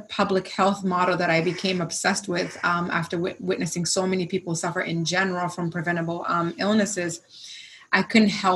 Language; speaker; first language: English; non-native, local second language; Swahili